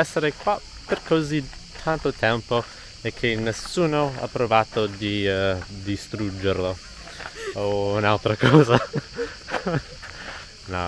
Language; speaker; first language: Italian; non-native, fluent; English